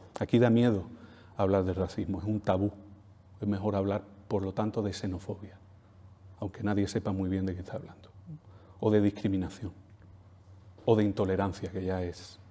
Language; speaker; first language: Spanish; native; Spanish